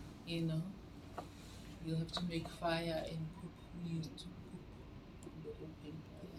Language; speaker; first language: English; non-native, local second language; Tswana